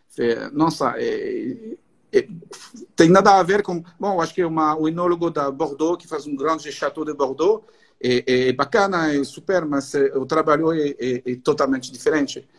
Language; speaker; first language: Portuguese; non-native, fluent; French